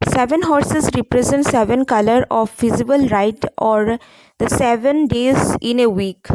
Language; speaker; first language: English; non-native, local second language; Bangla